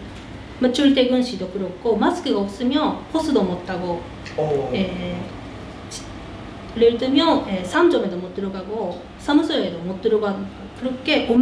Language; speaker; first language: Korean; early bilingual, heritage; Korean